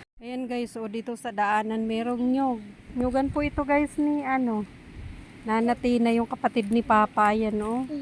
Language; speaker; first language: Filipino; non-native, local second language; Bikol